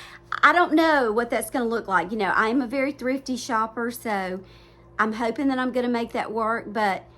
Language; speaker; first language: English; native; English